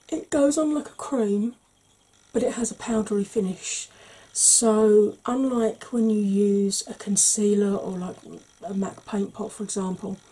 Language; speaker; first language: English; native; English